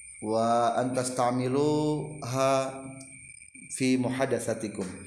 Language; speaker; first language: Arabic; non-native, fluent; Sundanese